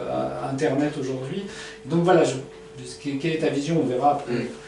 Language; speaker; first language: French; native; French